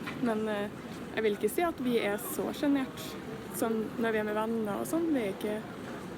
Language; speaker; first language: Norwegian; native; Norwegian